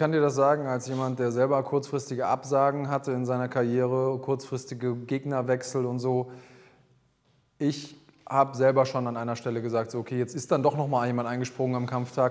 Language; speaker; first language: German; native; German